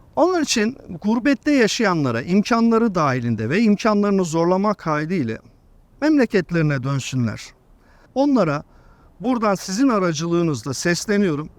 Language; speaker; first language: Turkish; native; Turkish